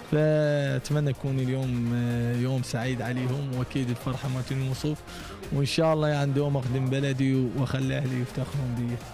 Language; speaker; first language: Arabic; native; Arabic